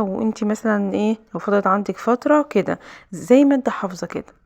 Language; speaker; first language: Arabic; native; Arabic